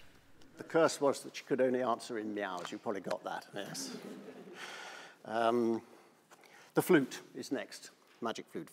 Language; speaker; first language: English; native; English